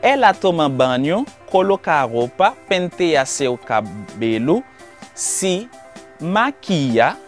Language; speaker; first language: Portuguese; non-native, fluent; Haitian Creole